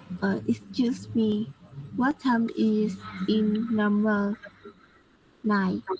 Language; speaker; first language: English; non-native, learner; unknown